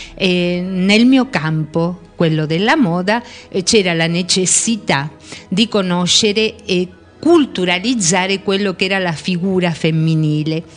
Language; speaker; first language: Italian; early bilingual, heritage; Spanish